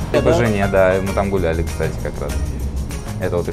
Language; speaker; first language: Russian; native; Russian